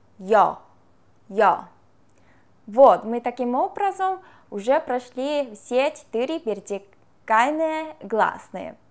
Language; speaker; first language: Russian; non-native, fluent; Korean